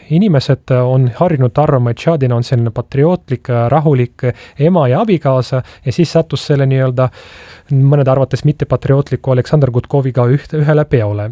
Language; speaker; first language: Estonian; native; Estonian